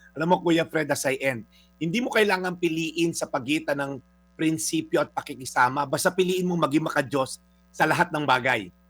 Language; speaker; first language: Filipino; native; Filipino